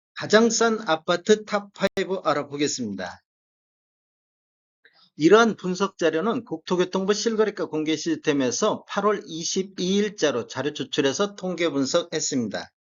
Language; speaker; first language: Korean; native; Korean